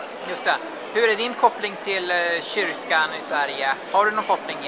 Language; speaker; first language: Swedish; native; Swedish